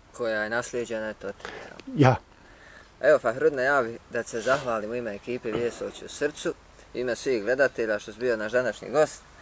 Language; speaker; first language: Bosnian; native; Bosnian